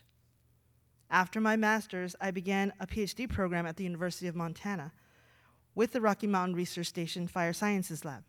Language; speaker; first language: English; native; English